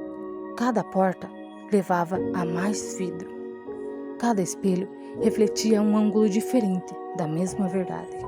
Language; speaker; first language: Portuguese; native; Portuguese